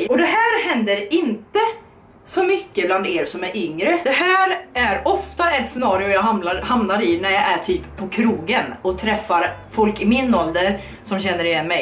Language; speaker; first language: Swedish; native; Swedish